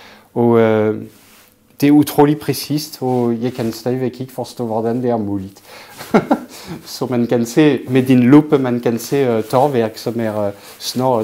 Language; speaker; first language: Danish; non-native, local second language; Kalaallisut